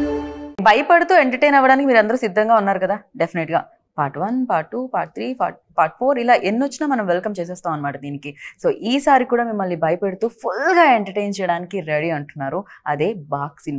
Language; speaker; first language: Telugu; native; Telugu